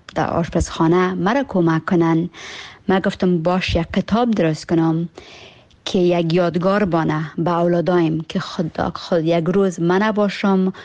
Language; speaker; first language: Persian; early bilingual, heritage; Persian